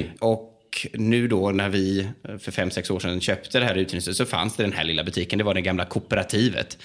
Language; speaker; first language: Swedish; native; Swedish